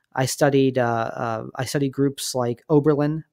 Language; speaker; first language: English; native; English